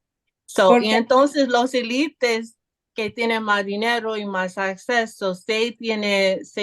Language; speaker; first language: Spanish; non-native, learner; English